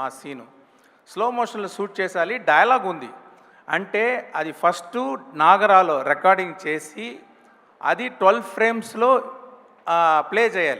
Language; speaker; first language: Telugu; non-native, local second language; Tamil